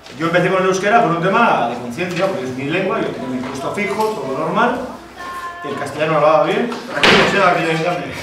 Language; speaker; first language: Spanish; early bilingual, other home language; Basque